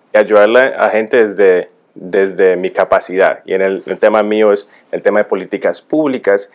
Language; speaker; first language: Spanish; early bilingual, heritage; Spanish